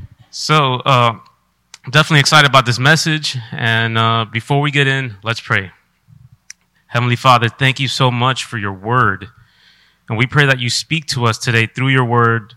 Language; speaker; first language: English; early bilingual, other home language; Spanish